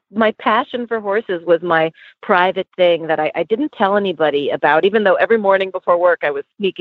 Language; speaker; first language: English; native; English